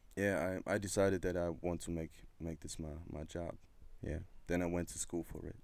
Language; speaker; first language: English; non-native, fluent; German